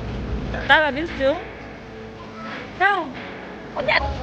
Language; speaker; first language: German; non-native, learner; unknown